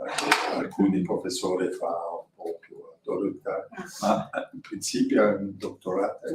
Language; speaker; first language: Italian; non-native, learner; French